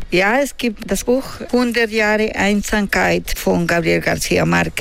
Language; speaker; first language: German; non-native, fluent; Spanish